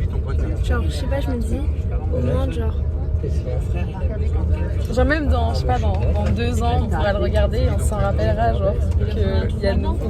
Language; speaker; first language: French; native; French